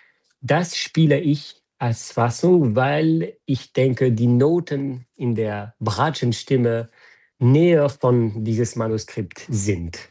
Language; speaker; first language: German; non-native, fluent; French